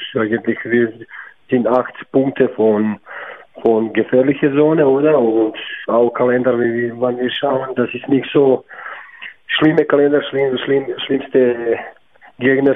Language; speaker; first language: German; non-native, learner; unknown